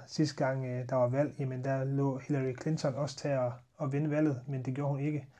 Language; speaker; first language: Danish; native; Danish